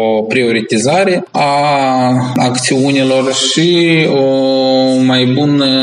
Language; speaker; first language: Romanian; native; Romanian